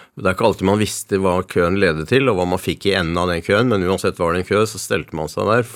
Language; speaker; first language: Norwegian; early bilingual, other home language; Yiddish